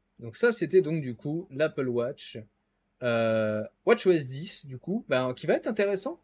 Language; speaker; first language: French; native; French